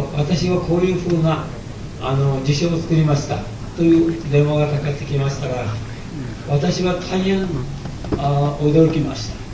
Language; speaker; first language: Japanese; non-native, fluent; Marathi